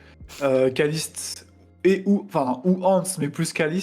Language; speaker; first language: French; native; French